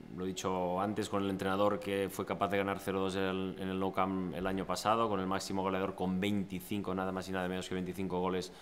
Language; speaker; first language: Spanish; non-native, local second language; Catalan